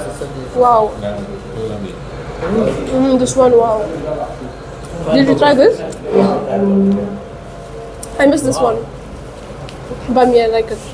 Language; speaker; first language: English; non-native, local second language; Arabic